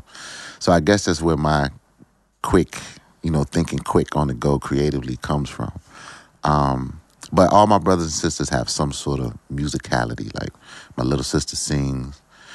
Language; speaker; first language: English; native; English